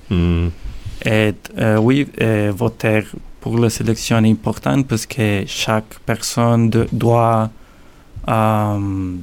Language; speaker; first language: French; non-native, learner; Spanish